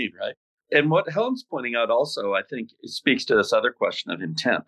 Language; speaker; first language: English; native; English